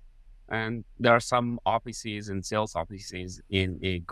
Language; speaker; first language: English; non-native, fluent; Japanese